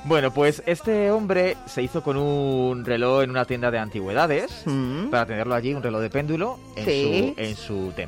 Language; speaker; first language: Spanish; native; Spanish